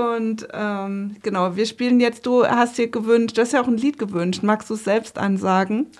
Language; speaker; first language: German; native; German